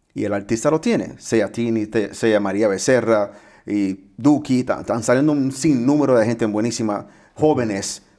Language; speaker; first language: Spanish; early bilingual, heritage; Spanish